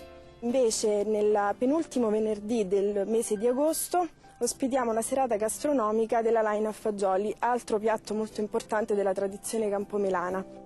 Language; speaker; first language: Italian; native; Italian